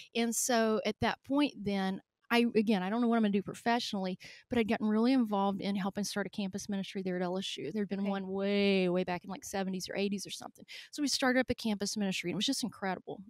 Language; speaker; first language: English; native; English